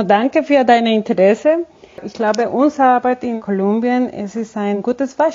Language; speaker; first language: German; non-native, fluent; Spanish